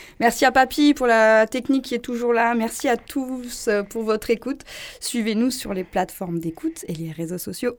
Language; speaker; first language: French; native; French